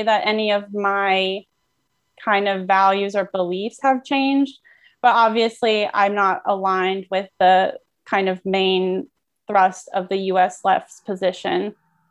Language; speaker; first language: English; native; English